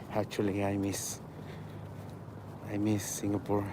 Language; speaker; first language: English; non-native, learner; Spanish